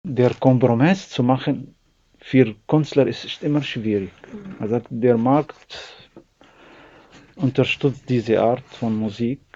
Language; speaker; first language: German; non-native, learner; Arabic